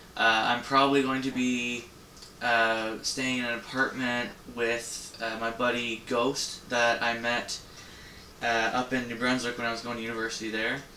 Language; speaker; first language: English; native; English